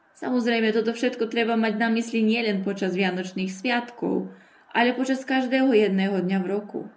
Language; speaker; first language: Slovak; early bilingual, heritage; Slovak